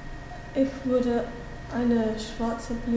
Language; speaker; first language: German; non-native, learner; English